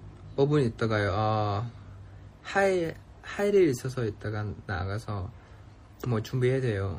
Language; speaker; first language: Korean; non-native, fluent; Thai